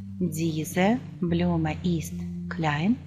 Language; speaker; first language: German; non-native, fluent; Ukrainian